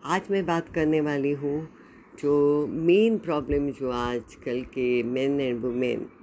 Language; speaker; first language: Hindi; non-native, local second language; Marathi